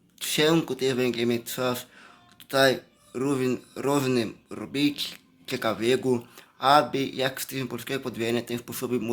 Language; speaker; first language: Polish; non-native, learner; Portuguese